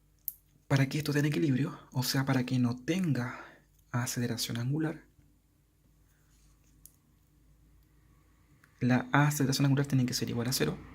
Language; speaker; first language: Spanish; native; Spanish